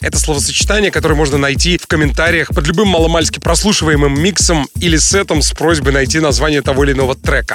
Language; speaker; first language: Russian; native; Russian